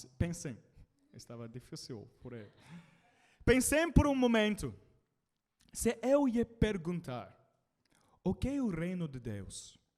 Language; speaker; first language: Portuguese; non-native, learner; English